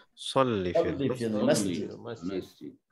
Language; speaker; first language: Arabic; non-native, fluent; Indonesian